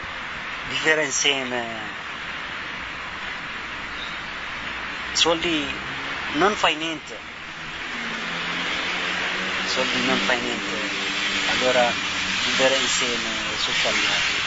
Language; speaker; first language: Italian; non-native, learner; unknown